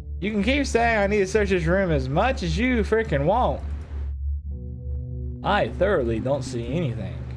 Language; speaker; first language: English; native; English